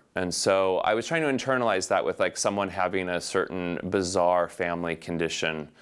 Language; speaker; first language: English; native; English